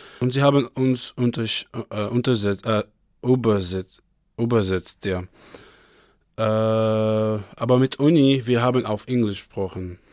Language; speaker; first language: German; non-native, learner; Arabic